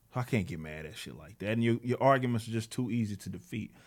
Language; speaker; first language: English; native; English